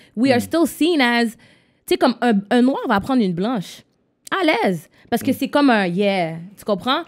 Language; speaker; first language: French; non-native, local second language; English